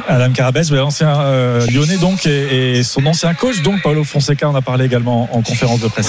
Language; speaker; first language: French; native; French